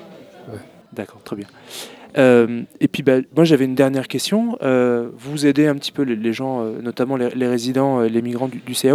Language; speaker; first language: French; native; French